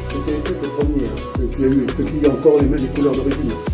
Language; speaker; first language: French; native; French